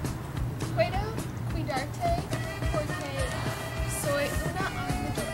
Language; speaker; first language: Spanish; non-native, learner; English